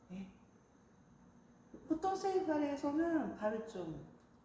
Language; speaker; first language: Korean; non-native, fluent; Japanese